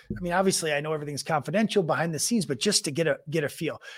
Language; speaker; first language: English; native; English